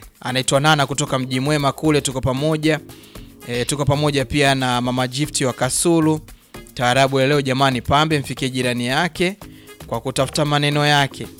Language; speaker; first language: Swahili; native; Swahili